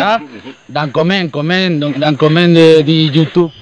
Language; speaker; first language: Indonesian; non-native, learner; Spanish